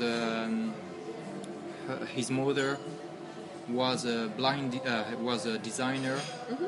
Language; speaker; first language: English; non-native, learner; French